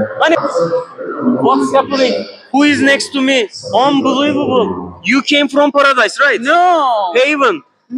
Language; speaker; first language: English; non-native, learner; Turkish